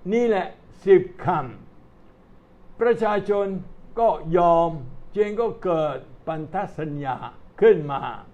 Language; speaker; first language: Thai; non-native, fluent; Italian